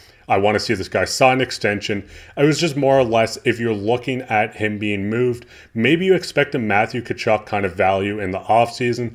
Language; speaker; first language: English; native; English